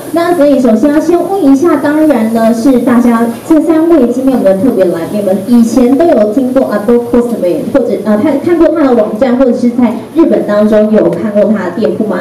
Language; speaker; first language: Chinese; native; Chinese